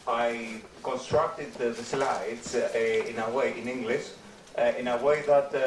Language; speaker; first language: English; non-native, fluent; Greek